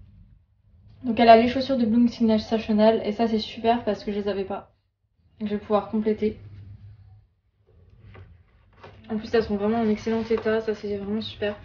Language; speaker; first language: French; native; French